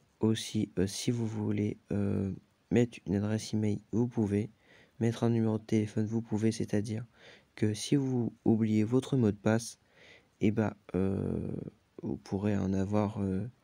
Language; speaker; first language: French; native; French